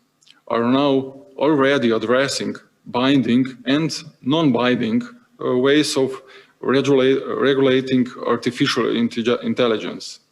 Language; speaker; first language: English; non-native, fluent; Slovenian